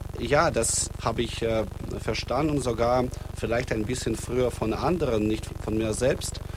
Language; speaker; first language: German; non-native, fluent; Russian